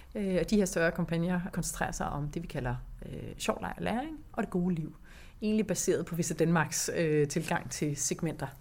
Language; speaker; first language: Danish; native; Danish